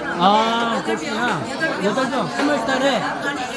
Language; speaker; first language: Korean; native; Korean